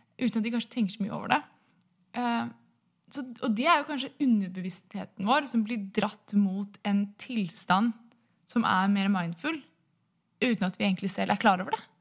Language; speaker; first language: Norwegian; native; Norwegian